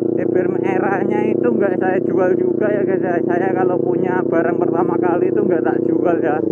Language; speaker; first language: Indonesian; native; Indonesian